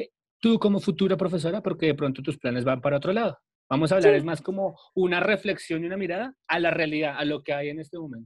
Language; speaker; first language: Spanish; native; Spanish